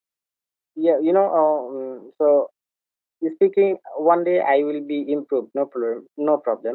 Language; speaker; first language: English; non-native, learner; Bangla